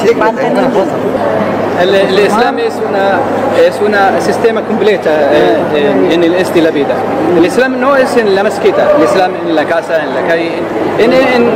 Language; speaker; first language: Spanish; non-native, learner; Arabic